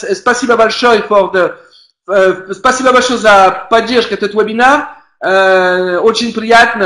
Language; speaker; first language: Russian; non-native, learner; French